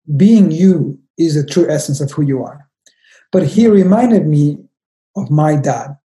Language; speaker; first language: English; non-native, fluent; Spanish